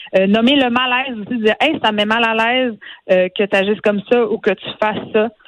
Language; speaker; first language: French; native; French